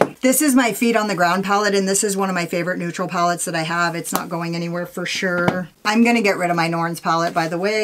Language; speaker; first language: English; native; English